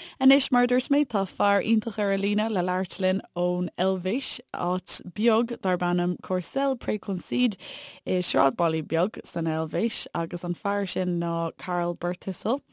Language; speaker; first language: Irish; native; Irish